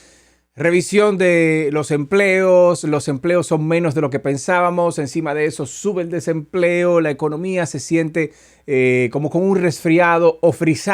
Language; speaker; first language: Spanish; native; Spanish